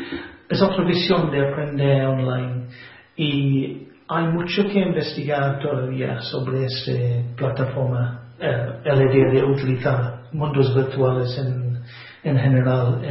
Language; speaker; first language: Spanish; non-native, fluent; English